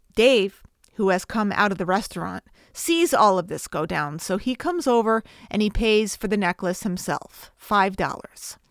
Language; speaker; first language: English; native; English